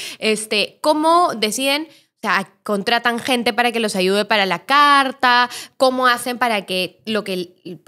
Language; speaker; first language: Spanish; native; Spanish